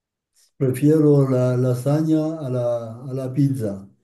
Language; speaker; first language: Spanish; non-native, learner; French